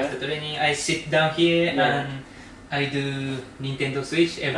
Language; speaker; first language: English; non-native, learner; Japanese